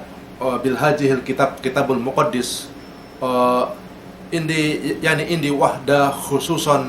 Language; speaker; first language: Arabic; non-native, learner; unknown